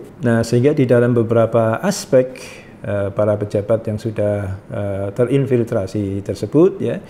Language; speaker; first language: Indonesian; native; Indonesian